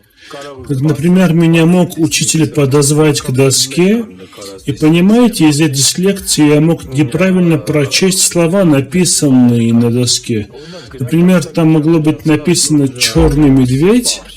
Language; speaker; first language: Russian; non-native, fluent; Armenian